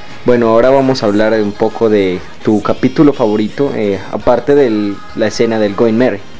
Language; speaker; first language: Spanish; native; Spanish